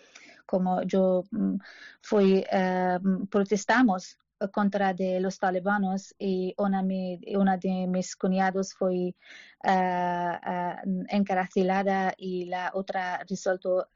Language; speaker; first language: Spanish; non-native, learner; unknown